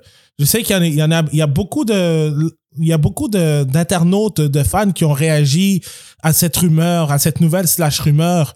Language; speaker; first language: French; native; French